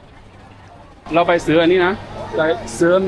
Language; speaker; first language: Thai; non-native, learner; Chinese